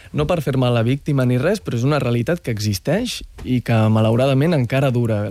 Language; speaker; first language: Catalan; early bilingual, other home language; Arabic